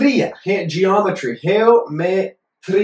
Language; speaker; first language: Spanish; non-native, fluent; English